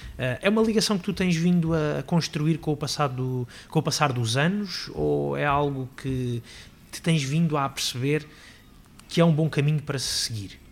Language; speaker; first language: Portuguese; native; Portuguese